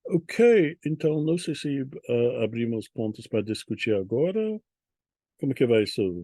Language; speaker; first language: Portuguese; non-native, fluent; English